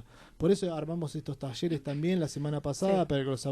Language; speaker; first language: Spanish; native; Spanish